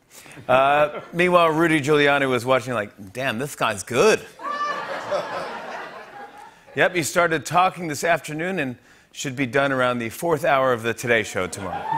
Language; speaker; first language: English; native; English